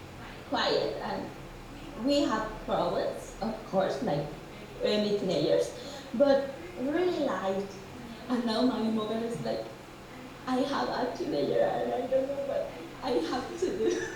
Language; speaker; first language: English; non-native, fluent; Spanish